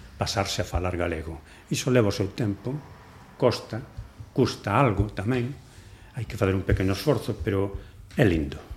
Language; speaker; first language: Galician; non-native, local second language; Spanish